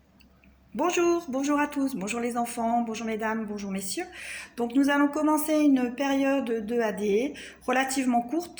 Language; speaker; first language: French; native; French